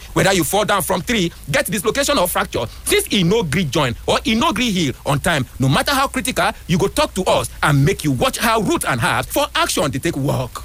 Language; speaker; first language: Nigerian Pidgin; native; Nigerian Pidgin